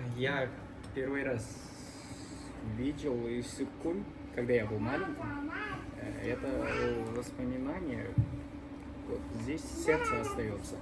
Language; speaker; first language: Russian; non-native, local second language; Kyrgyz